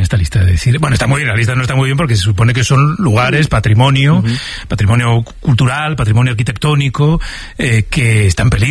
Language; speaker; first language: Spanish; native; Spanish